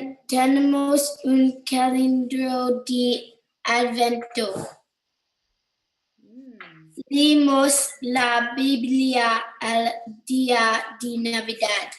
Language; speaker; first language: Spanish; non-native, learner; English